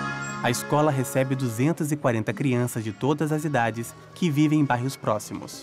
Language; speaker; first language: Portuguese; native; Portuguese